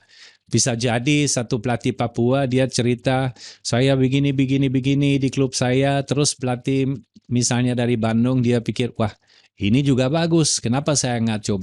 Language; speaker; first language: Indonesian; non-native, fluent; German